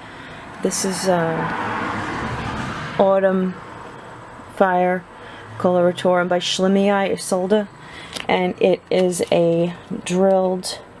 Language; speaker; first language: English; native; English